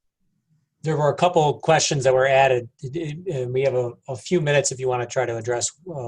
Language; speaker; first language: English; native; English